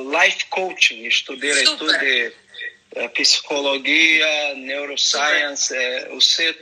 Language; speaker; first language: Slovenian; non-native, learner; Portuguese